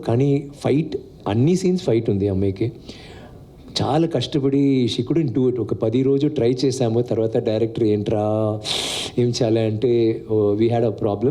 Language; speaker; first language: Telugu; non-native, learner; Tamil